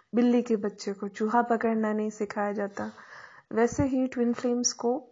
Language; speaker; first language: Hindi; non-native, local second language; Marathi